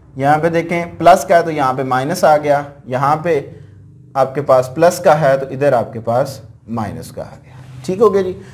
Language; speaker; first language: Urdu; native; Urdu